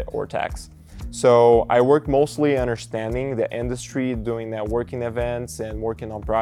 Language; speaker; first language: English; non-native, fluent; Portuguese